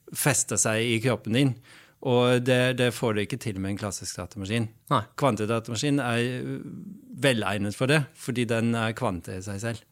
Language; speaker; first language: Norwegian; non-native, fluent; Dutch